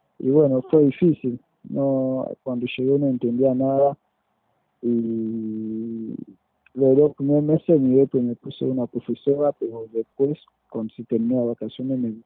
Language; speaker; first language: Spanish; non-native, fluent; French